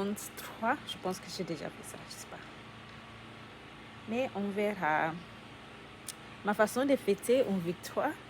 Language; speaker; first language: French; non-native, learner; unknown